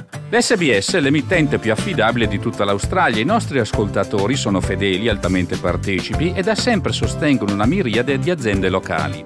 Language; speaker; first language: Italian; native; Italian